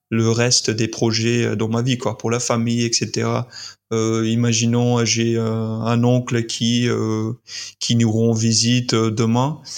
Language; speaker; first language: French; non-native, fluent; English